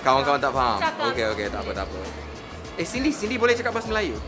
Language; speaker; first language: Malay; non-native, local second language; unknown